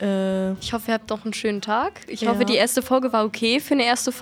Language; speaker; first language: German; native; German